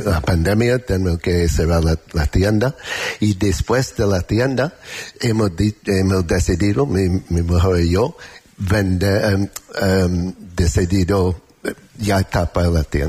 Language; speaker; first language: Spanish; non-native, learner; English